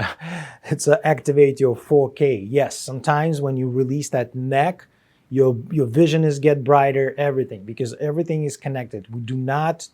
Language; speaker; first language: English; non-native, fluent; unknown